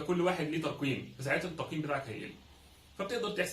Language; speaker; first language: Arabic; native; Arabic